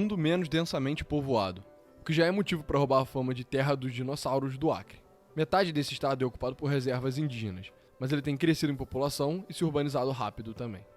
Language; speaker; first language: Portuguese; native; Portuguese